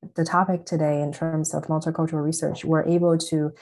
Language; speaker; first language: English; non-native, fluent; Chinese